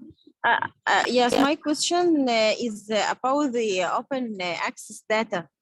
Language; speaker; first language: English; non-native, learner; Arabic